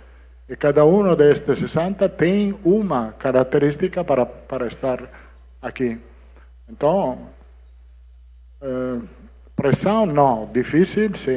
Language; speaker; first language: Portuguese; non-native, learner; Italian